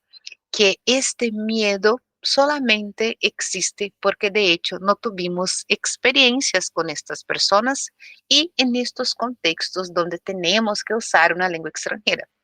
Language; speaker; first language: Spanish; non-native, fluent; Portuguese